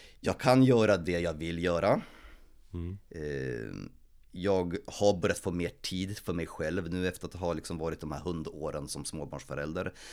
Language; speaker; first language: Swedish; early bilingual, other home language; Polish